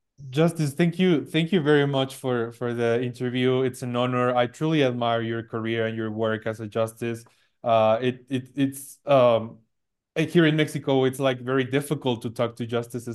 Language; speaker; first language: English; non-native, fluent; Spanish